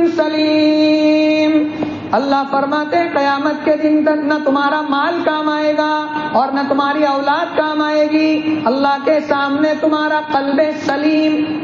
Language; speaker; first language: Urdu; non-native, local second language; Gujarati